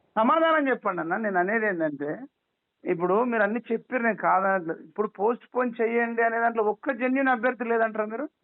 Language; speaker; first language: Telugu; native; Telugu